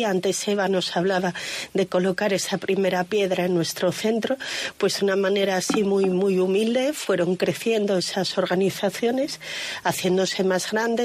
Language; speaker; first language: Spanish; native; Spanish